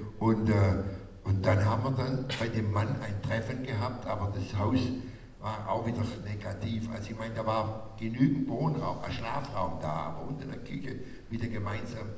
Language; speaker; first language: German; native; German